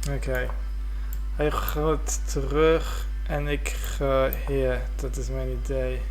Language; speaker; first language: Dutch; non-native, fluent; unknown